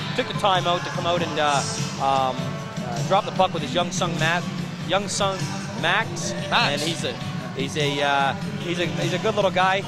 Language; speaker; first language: English; native; English